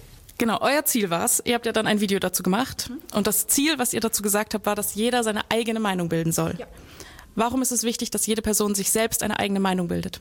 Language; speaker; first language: German; native; German